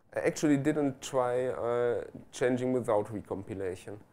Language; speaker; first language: English; non-native, fluent; German